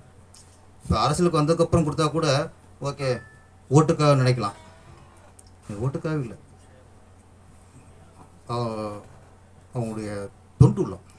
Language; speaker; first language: Tamil; native; Tamil